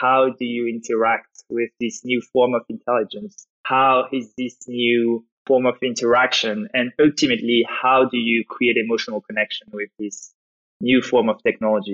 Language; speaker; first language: English; non-native, fluent; French